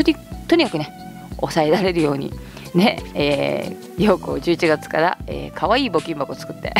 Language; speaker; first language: Japanese; native; Japanese